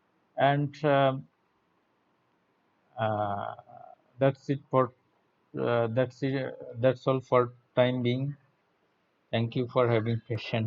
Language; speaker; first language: English; non-native, learner; Bangla